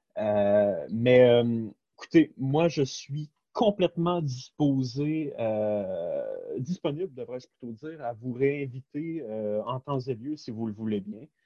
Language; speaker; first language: French; native; French